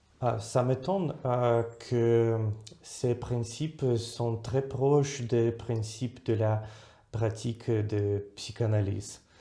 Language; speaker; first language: French; non-native, fluent; Russian